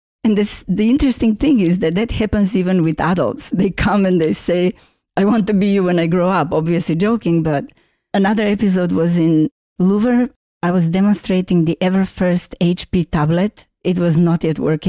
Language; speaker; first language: English; non-native, fluent; Macedonian